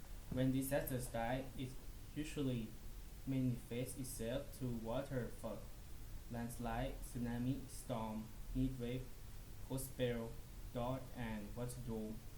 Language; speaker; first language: English; non-native, learner; Thai